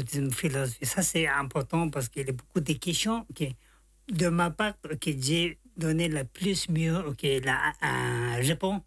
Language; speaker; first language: French; non-native, learner; Tibetan